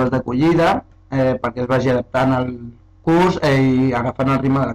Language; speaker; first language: Catalan; early bilingual, other home language; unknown